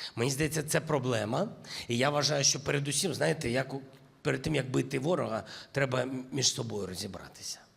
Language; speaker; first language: Ukrainian; non-native, local second language; Russian